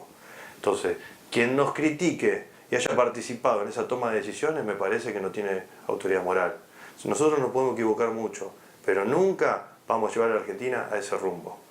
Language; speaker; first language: Spanish; native; Spanish